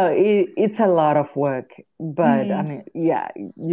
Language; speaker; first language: English; non-native, local second language; Shona